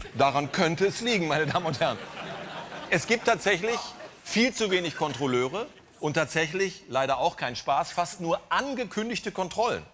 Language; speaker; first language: German; native; German